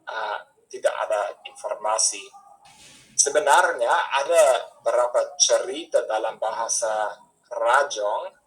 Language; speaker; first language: Indonesian; non-native, fluent; English